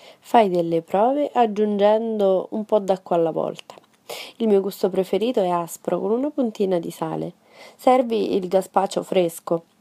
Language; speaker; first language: Italian; non-native, fluent; Spanish